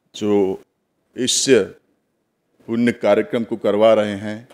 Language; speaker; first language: Hindi; native; Hindi